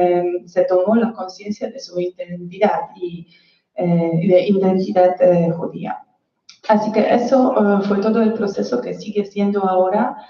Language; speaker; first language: Spanish; non-native, fluent; Polish